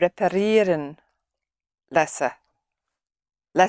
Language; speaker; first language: German; non-native, learner; English